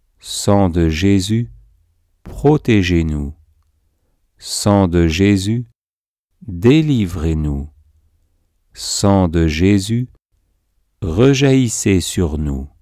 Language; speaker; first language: French; native; French